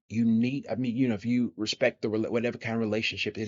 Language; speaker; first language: English; native; English